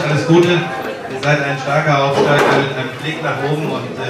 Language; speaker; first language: German; native; German